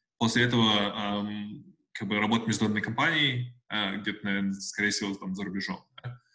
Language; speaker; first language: Russian; native; Russian